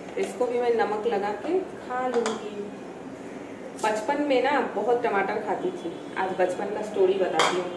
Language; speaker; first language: Hindi; non-native, local second language; Bangla